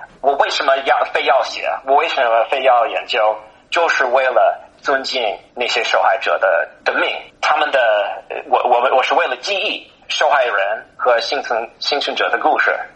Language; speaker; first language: Chinese; non-native, fluent; English